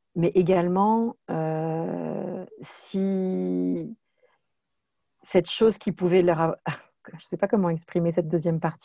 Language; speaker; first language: French; native; French